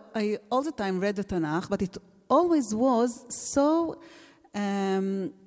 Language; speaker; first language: English; non-native, fluent; Hebrew